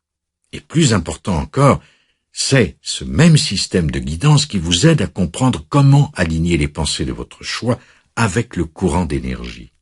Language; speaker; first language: French; native; French